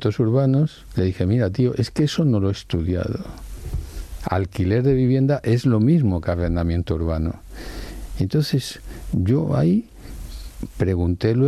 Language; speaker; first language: Spanish; non-native, local second language; Catalan